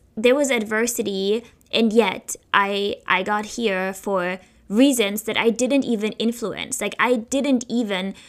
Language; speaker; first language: English; non-native, fluent; German